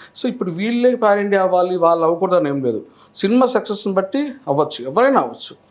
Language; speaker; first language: Telugu; native; Telugu